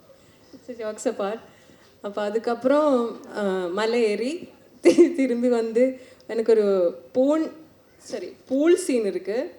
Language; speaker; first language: Tamil; non-native, learner; Malayalam